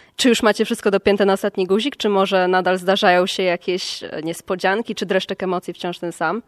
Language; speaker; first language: Polish; native; Polish